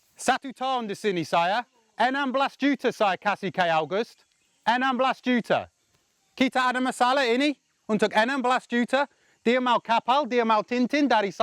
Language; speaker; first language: Indonesian; non-native, learner; English